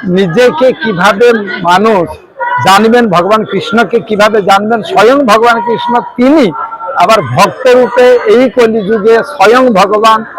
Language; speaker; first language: Bangla; non-native, fluent; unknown